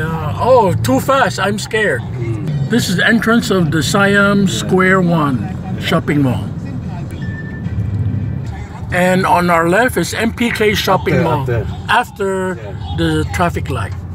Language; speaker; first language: English; non-native, learner; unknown